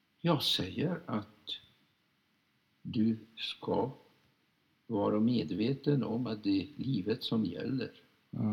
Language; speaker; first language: Swedish; non-native, fluent; Hungarian